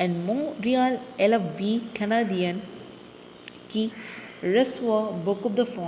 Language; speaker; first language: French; non-native, fluent; Tamil